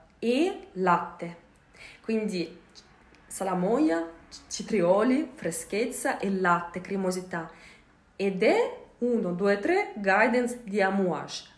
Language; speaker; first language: Italian; non-native, fluent; Russian